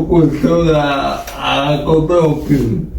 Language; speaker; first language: French; non-native, learner; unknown